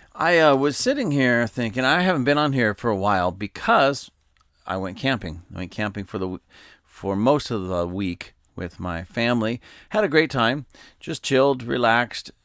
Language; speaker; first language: English; native; English